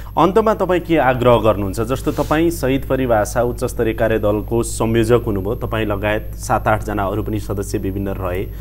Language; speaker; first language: Nepali; native; Nepali